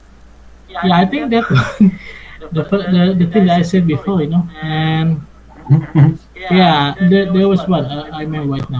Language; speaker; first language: English; non-native, fluent; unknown